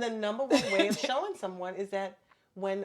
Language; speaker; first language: English; native; English